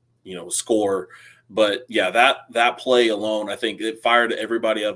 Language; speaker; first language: English; native; English